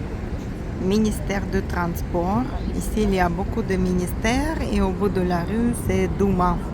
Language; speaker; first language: French; non-native, learner; Russian